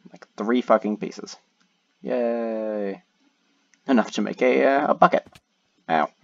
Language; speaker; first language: English; native; English